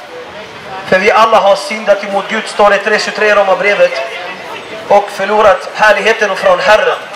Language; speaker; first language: Swedish; non-native, fluent; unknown